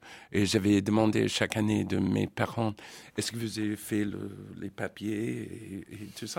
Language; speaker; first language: French; non-native, fluent; English